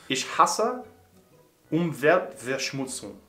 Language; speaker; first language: German; non-native, learner; English